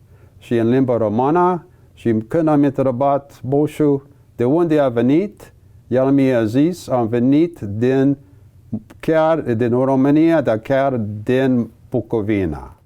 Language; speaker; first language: Romanian; early bilingual, heritage; English